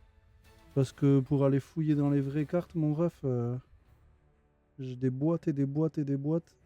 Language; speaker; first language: French; native; French